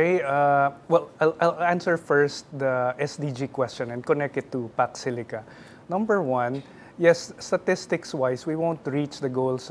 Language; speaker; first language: English; non-native, local second language; Filipino